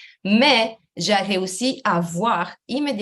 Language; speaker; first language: French; non-native, fluent; Romanian